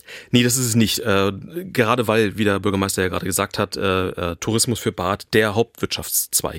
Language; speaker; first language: German; native; German